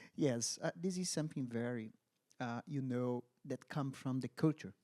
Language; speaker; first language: English; non-native, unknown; Portuguese